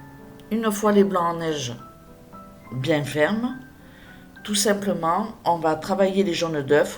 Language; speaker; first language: French; native; French